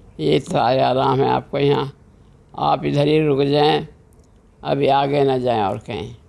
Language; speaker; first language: Urdu; native; Urdu